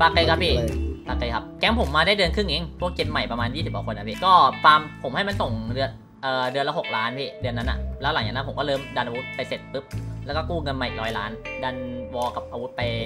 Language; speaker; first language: Thai; native; Thai